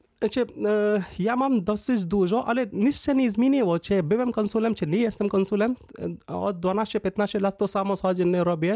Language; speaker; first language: Polish; non-native, fluent; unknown